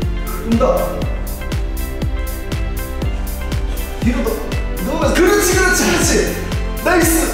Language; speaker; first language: Korean; native; Korean